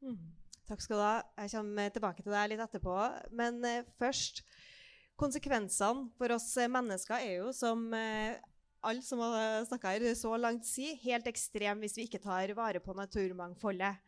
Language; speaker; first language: Norwegian; native; Norwegian